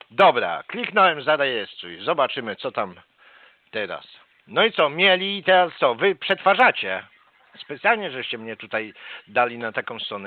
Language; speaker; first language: Polish; native; Polish